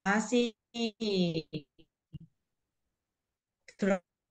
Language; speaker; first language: Korean; non-native, learner; Vietnamese